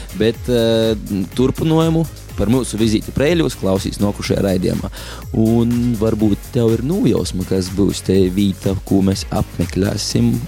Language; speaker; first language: Latvian; native; Latvian